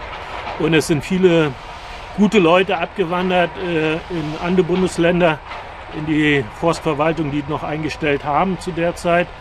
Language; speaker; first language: German; native; German